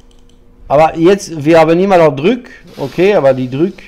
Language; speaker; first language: German; non-native, fluent; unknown